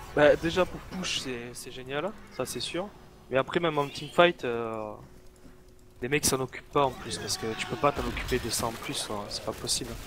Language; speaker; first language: French; native; French